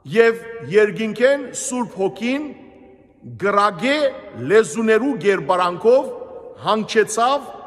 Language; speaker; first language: Armenian; native; Armenian